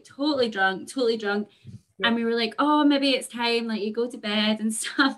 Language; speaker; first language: English; native; English